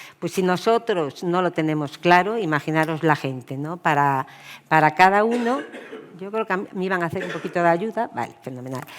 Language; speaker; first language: Spanish; native; Spanish